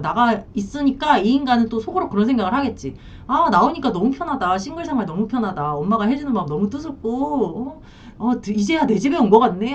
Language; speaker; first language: Korean; native; Korean